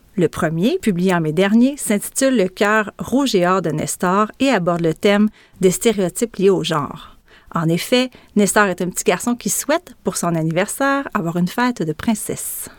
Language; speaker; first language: French; native; French